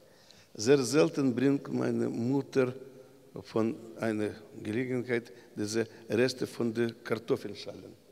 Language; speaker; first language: German; non-native, learner; Russian